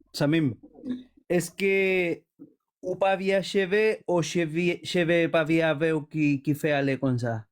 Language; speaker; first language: Haitian Creole; non-native, fluent; Spanish